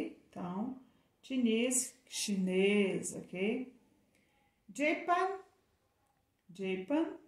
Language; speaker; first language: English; non-native, fluent; Portuguese